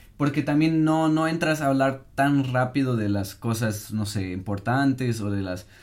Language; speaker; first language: Spanish; non-native, fluent; German